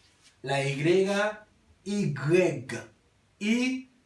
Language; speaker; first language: Spanish; non-native, learner; Haitian Creole